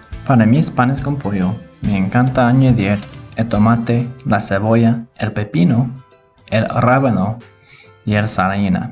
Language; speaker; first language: Spanish; non-native, learner; English